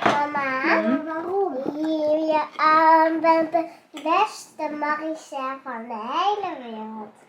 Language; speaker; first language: Dutch; early bilingual, other home language; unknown